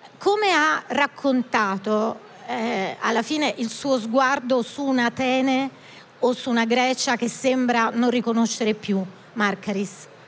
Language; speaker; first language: Italian; native; Italian